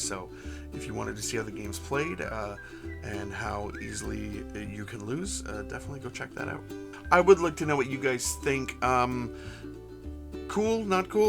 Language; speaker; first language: English; native; English